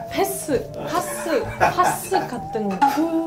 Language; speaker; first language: Korean; non-native, fluent; Japanese